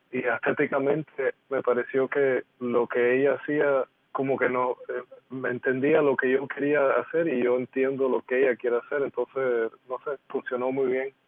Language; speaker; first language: Spanish; early bilingual, heritage; Spanish